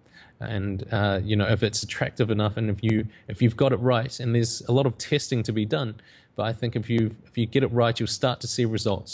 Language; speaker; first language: English; native; English